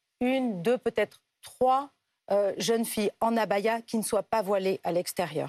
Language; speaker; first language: French; native; French